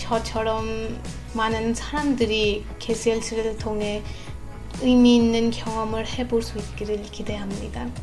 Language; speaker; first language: Korean; non-native, fluent; Bangla